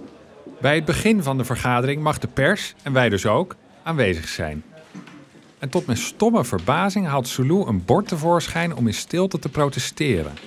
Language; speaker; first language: Dutch; native; Dutch